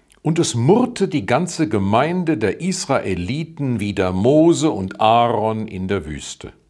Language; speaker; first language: German; native; German